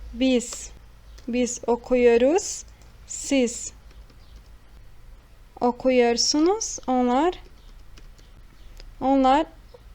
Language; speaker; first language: Turkish; non-native, fluent; Portuguese